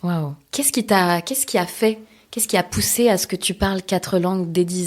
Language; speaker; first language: French; native; French